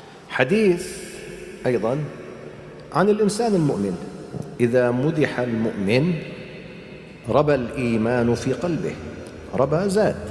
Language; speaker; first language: Arabic; native; Arabic